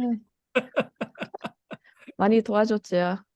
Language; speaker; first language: Korean; early bilingual, heritage; Korean